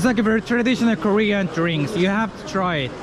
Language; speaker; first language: English; non-native, learner; Korean